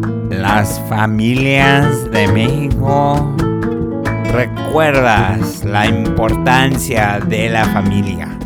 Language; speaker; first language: Spanish; early bilingual, other home language; English